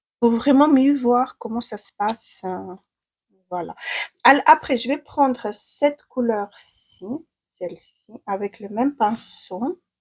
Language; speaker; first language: French; non-native, fluent; Ukrainian